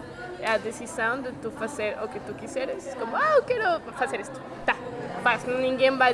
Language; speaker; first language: Portuguese; non-native, learner; Spanish